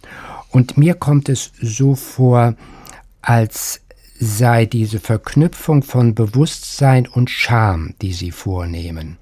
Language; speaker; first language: German; native; German